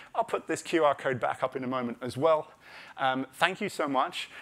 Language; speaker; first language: English; native; English